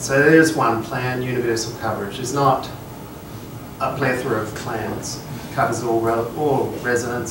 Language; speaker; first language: English; native; English